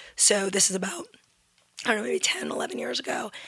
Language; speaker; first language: English; native; English